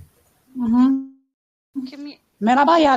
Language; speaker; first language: Turkish; non-native, learner; Uzbek